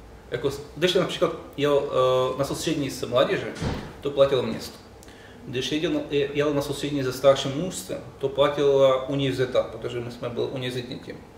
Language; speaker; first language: Czech; non-native, fluent; Russian